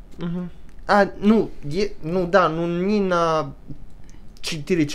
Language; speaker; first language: Russian; early bilingual, heritage; Italian